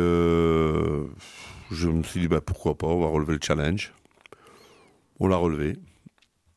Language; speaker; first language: French; native; French